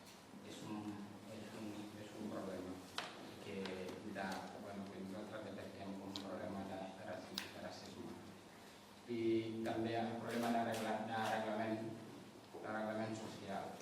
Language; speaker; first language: Catalan; non-native, fluent; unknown